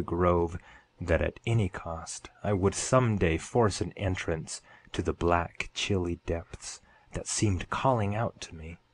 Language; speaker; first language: English; native; English